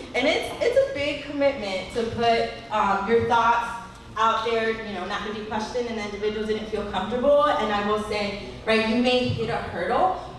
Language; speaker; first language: English; native; English